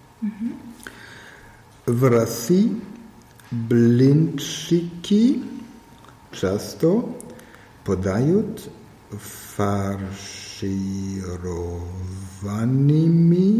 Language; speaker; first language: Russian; non-native, learner; German